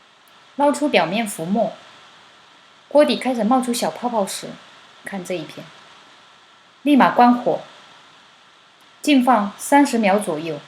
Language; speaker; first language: Chinese; native; Chinese